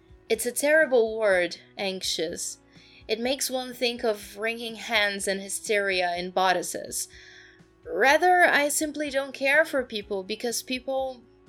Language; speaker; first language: English; non-native, fluent; Portuguese